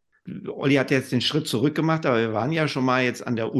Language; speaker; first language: German; native; German